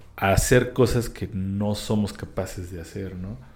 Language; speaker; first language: Spanish; native; Spanish